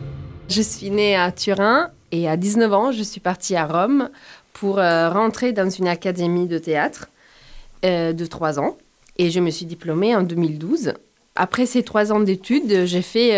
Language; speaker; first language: French; non-native, fluent; Italian